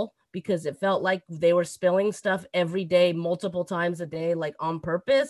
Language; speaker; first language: English; native; English